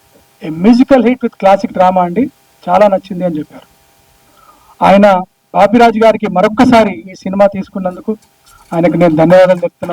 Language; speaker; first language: Telugu; native; Telugu